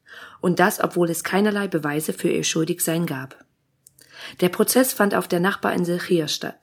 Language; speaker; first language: German; native; German